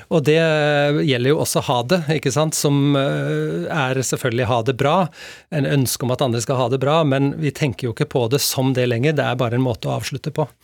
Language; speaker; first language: Norwegian; native; Norwegian